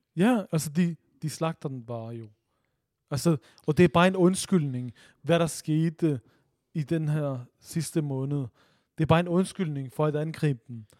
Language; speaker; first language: Danish; early bilingual, other home language; Urdu